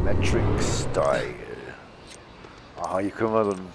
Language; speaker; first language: German; native; German